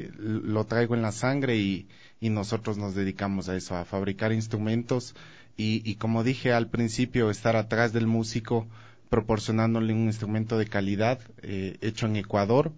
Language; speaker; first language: Spanish; native; Spanish